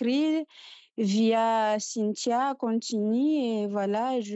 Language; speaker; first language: French; non-native, local second language; Comorian